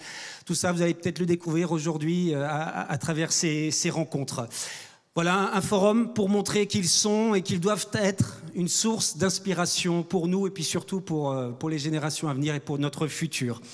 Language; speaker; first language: French; native; French